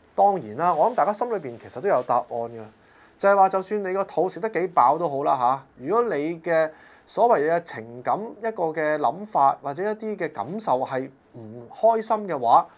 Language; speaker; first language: Cantonese; native; Cantonese